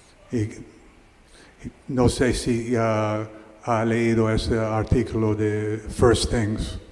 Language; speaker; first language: Spanish; non-native, learner; English